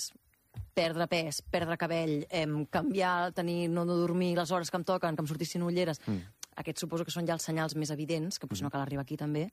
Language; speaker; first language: Catalan; native; Catalan